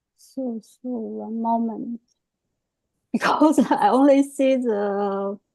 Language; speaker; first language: English; non-native, fluent; Chinese